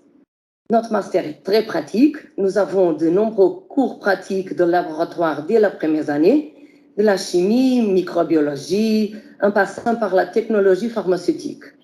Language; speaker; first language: French; non-native, fluent; Portuguese